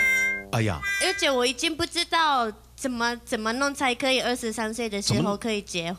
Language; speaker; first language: Chinese; non-native, fluent; Japanese